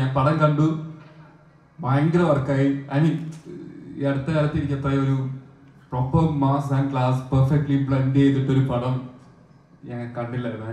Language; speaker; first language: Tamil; non-native, learner; Malayalam